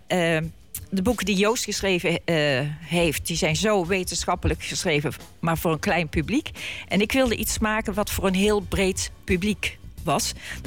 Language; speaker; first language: Dutch; native; Dutch